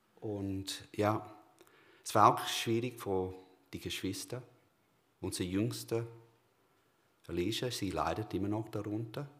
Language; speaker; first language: German; non-native, learner; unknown